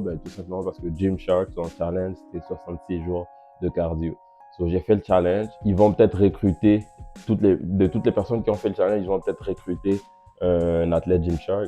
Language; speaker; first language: French; native; French